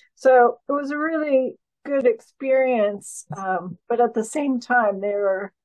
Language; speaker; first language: English; native; English